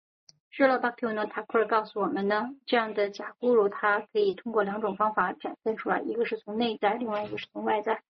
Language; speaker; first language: Chinese; native; Chinese